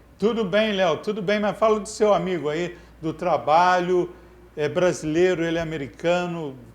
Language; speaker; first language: Portuguese; native; Portuguese